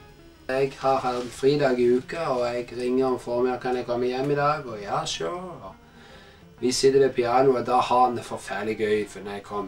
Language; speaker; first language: Norwegian; native; Norwegian